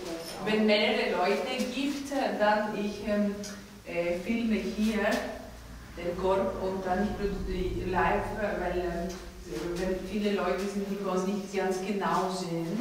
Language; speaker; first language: German; non-native, fluent; Greek